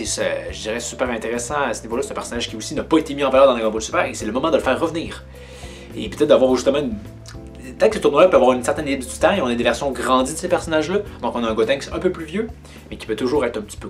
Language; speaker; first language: French; native; French